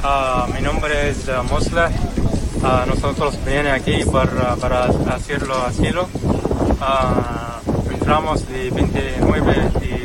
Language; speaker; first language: Spanish; non-native, learner; Arabic